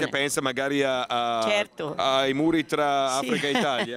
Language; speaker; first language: Italian; native; Italian